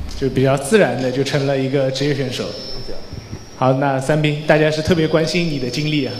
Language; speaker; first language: Chinese; native; Chinese